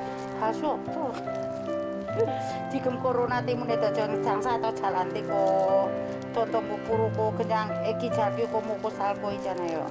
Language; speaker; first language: Korean; non-native, learner; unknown